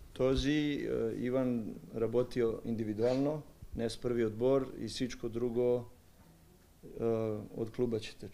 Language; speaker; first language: Bulgarian; non-native, learner; Serbian